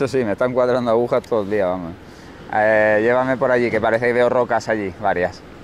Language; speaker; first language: Spanish; native; Spanish